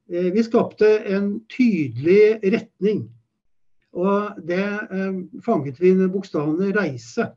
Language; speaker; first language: Norwegian; native; Norwegian